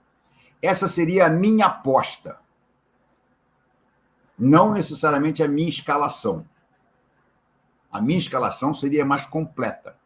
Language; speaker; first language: Portuguese; native; Portuguese